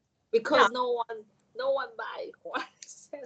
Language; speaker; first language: English; non-native, learner; Thai